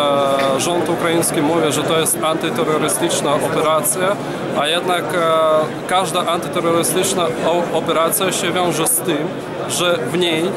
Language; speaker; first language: Polish; non-native, fluent; Ukrainian